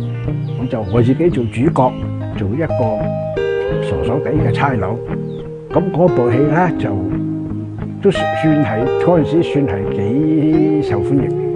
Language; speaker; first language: Cantonese; native; Cantonese